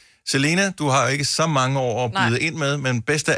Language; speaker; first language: Danish; native; Danish